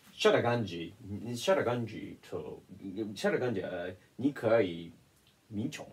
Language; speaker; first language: Chinese; non-native, learner; Japanese